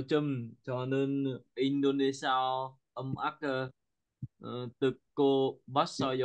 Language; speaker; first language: Korean; non-native, learner; Vietnamese